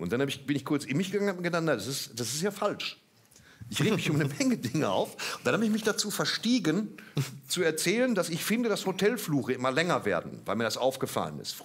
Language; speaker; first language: German; native; German